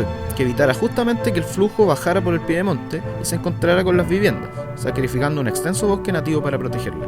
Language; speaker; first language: Spanish; native; Spanish